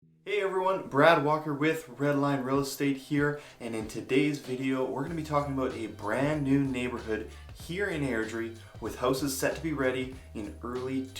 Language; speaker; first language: English; native; English